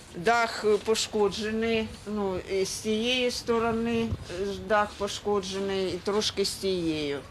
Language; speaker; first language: Ukrainian; native; Ukrainian